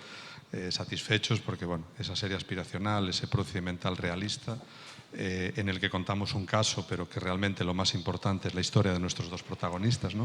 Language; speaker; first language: Spanish; native; Spanish